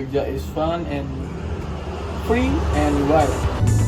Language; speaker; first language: English; non-native, local second language; Indonesian